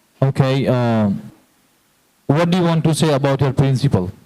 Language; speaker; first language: English; non-native, fluent; Hindi